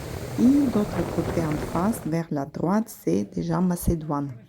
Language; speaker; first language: French; non-native, fluent; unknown